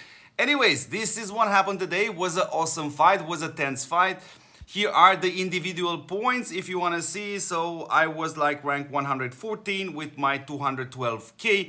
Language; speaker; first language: English; non-native, fluent; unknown